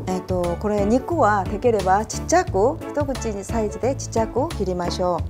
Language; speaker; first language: Japanese; non-native, fluent; Korean